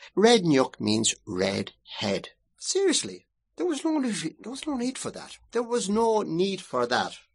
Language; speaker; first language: English; native; English